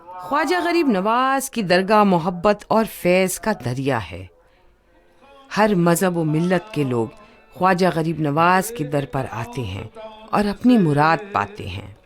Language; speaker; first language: Urdu; native; Urdu